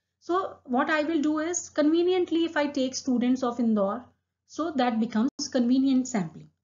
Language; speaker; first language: English; non-native, local second language; Hindi